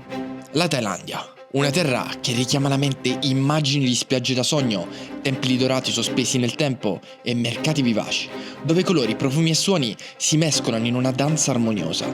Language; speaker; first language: Italian; native; Italian